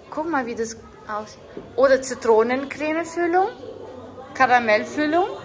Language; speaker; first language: German; non-native, learner; Lithuanian